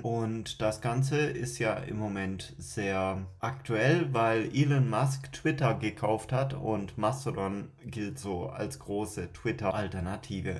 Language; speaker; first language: German; native; German